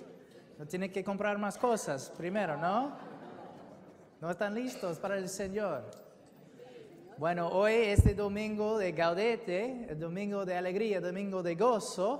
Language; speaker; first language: Spanish; non-native, fluent; English